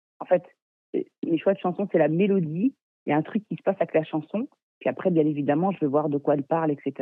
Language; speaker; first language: French; native; French